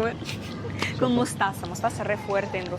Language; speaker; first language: Spanish; non-native, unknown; Russian